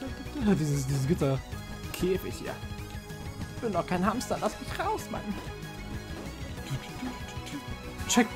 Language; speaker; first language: German; native; German